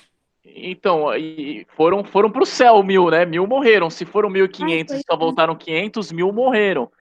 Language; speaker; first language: Portuguese; native; Portuguese